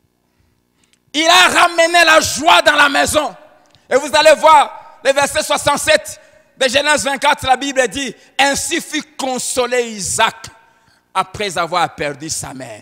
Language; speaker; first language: French; non-native, local second language; Lingala